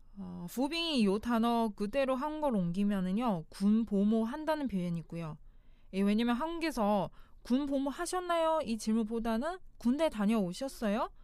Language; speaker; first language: Korean; non-native, fluent; Chinese